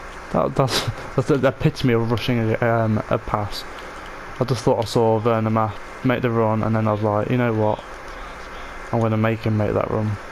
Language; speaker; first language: English; native; English